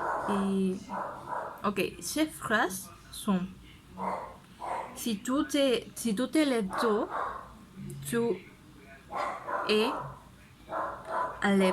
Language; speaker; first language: French; non-native, learner; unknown